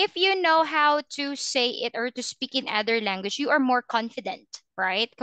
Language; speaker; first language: English; non-native, fluent; Filipino